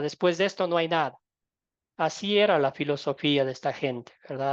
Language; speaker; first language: Spanish; native; Spanish